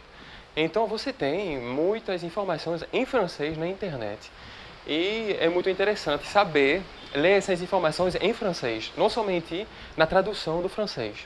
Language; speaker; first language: Portuguese; non-native, fluent; French